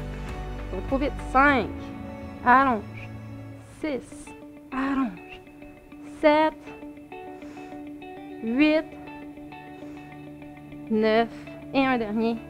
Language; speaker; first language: French; native; French